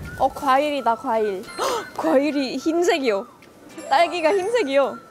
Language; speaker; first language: Korean; non-native, fluent; Indonesian